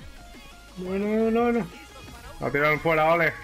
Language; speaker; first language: Spanish; native; Spanish